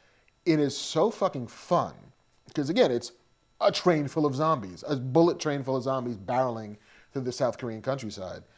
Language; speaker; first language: English; native; English